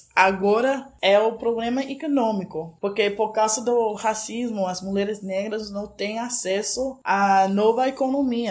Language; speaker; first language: Portuguese; non-native, fluent; English